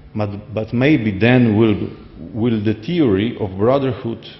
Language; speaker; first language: English; non-native, fluent; Slovenian